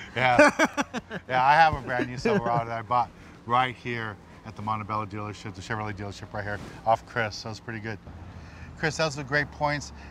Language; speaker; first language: English; native; English